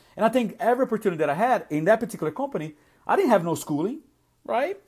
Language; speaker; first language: English; non-native, fluent; Portuguese